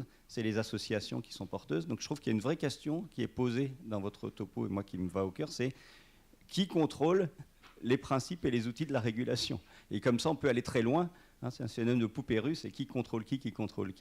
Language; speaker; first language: French; native; French